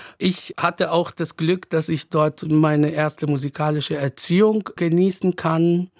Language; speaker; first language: German; non-native, fluent; Arabic